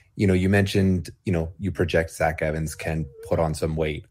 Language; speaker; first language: English; native; English